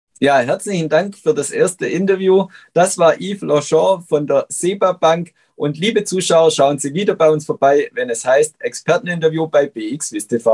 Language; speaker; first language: German; native; German